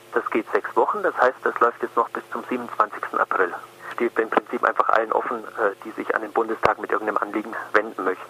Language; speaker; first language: German; native; German